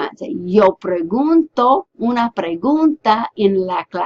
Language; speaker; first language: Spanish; non-native, fluent; English